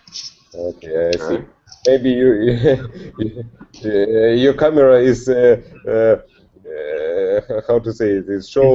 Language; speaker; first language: English; non-native, learner; Russian